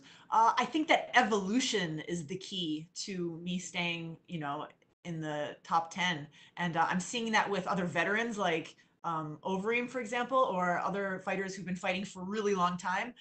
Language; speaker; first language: English; native; English